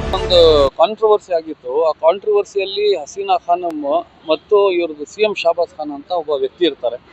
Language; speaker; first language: Kannada; non-native, local second language; Urdu